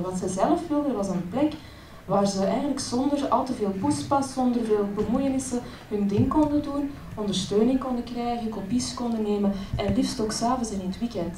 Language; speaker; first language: Dutch; native; Dutch